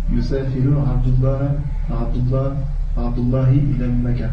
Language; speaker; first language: Arabic; non-native, learner; French